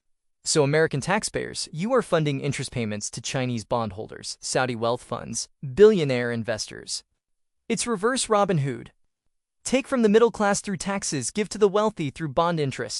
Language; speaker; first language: English; native; English